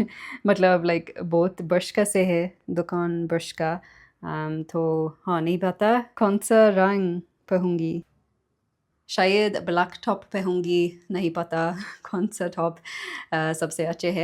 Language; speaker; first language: Hindi; non-native, learner; English